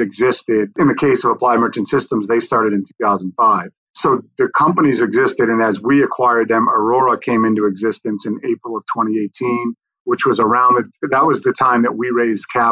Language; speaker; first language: English; native; English